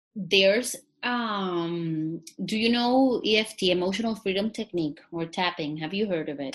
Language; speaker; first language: English; non-native, fluent; Spanish